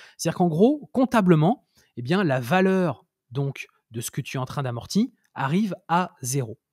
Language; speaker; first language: French; native; French